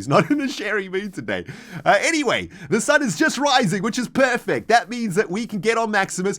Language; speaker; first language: English; native; English